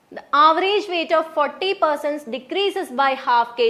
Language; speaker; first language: English; non-native, local second language; Malayalam